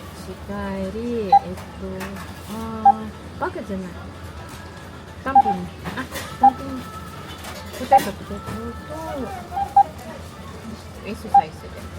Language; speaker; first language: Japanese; non-native, fluent; Filipino